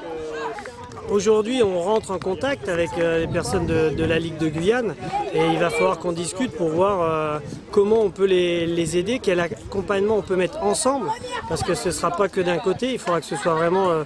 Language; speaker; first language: French; native; French